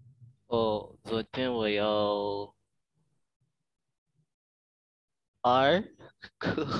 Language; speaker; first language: Chinese; non-native, learner; English